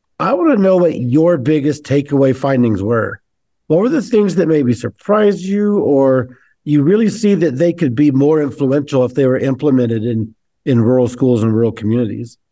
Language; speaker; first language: English; native; English